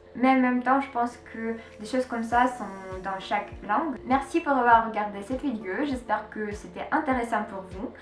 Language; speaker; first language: French; non-native, learner; Russian